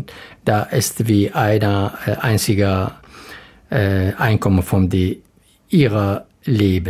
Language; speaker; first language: German; non-native, learner; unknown